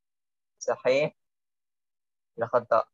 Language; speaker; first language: Arabic; non-native, fluent; Indonesian